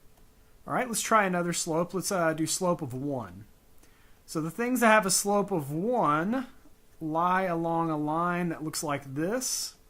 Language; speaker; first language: English; native; English